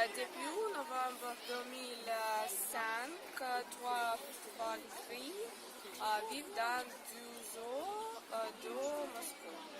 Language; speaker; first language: French; non-native, learner; Russian